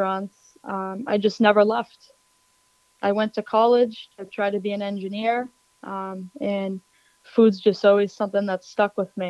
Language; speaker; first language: English; native; English